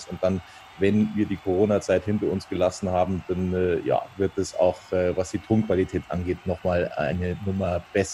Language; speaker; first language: German; native; German